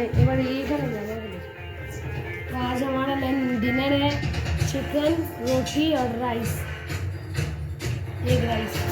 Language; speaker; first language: Hindi; non-native, local second language; Bangla